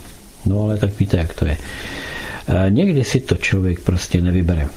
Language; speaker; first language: Czech; native; Czech